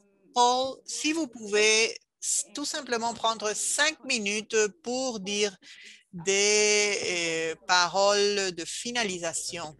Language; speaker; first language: French; non-native, fluent; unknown